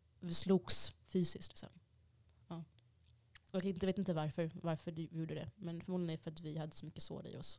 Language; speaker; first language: Swedish; early bilingual, other home language; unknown